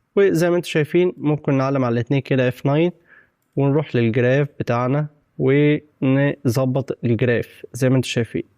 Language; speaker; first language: Egyptian Arabic; native; Egyptian Arabic